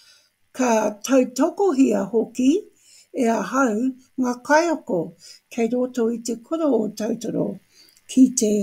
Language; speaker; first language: Māori; non-native, local second language; English